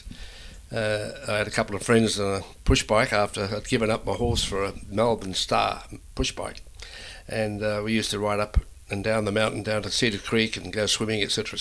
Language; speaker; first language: English; native; English